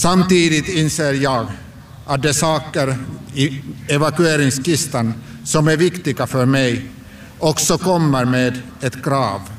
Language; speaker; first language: Swedish; non-native, local second language; Finnish